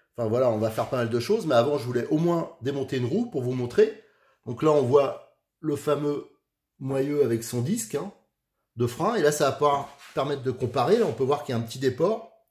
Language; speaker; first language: French; native; French